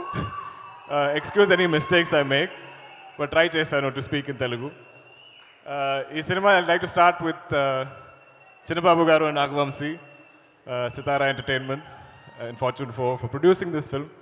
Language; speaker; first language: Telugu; non-native, learner; Malayalam